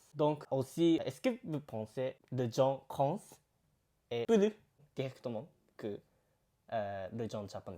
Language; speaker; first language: French; non-native, learner; Japanese